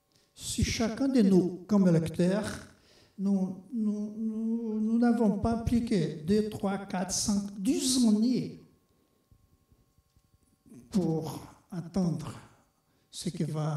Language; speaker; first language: French; non-native, fluent; Portuguese